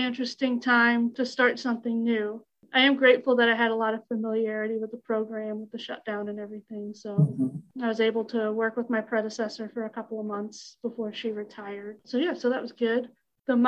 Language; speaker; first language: English; native; English